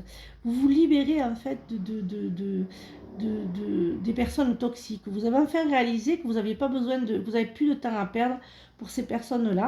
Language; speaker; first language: French; native; French